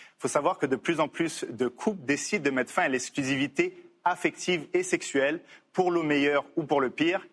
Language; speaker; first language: French; native; French